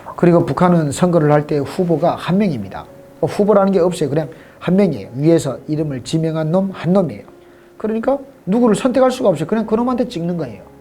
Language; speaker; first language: Korean; native; Korean